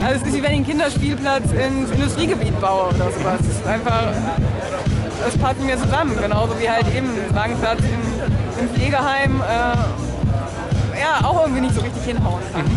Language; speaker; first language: German; native; German